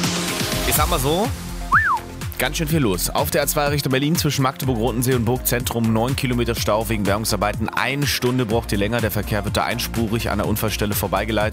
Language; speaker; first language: German; native; German